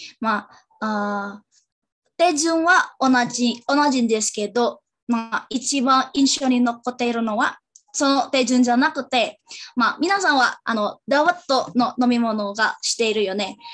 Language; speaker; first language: Japanese; non-native, learner; Indonesian